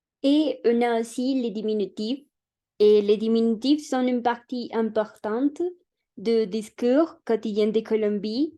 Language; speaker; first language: French; non-native, learner; Spanish